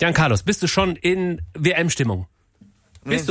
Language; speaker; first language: German; native; German